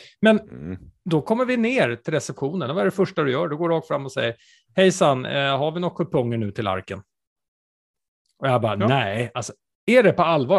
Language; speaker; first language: Swedish; native; Swedish